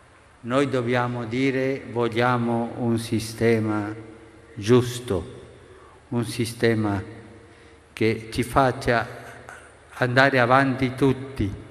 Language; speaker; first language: Italian; non-native, fluent; Spanish